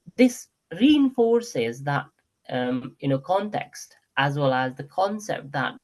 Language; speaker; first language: English; non-native, local second language; Nepali